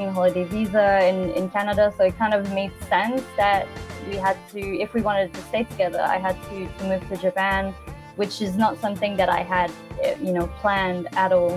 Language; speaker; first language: English; native; English